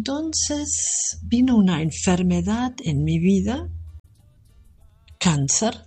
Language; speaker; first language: Spanish; non-native, fluent; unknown